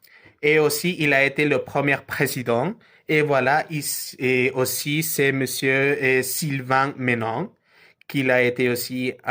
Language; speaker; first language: French; non-native, learner; Spanish